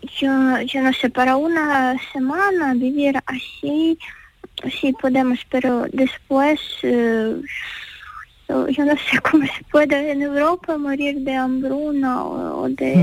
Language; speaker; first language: Spanish; non-native, learner; Ukrainian